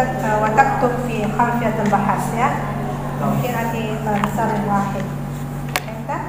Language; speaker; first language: Arabic; non-native, fluent; Indonesian